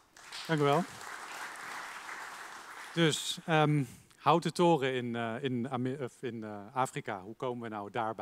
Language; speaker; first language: Dutch; native; Dutch